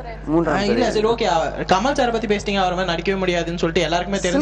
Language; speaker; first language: Tamil; native; Tamil